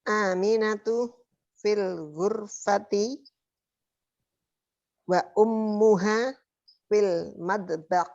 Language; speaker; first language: Arabic; non-native, learner; Indonesian